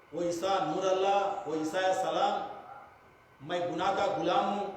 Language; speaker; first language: Hindi; non-native, local second language; Telugu